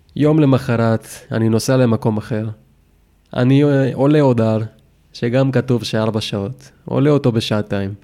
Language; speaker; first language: Hebrew; non-native, fluent; Spanish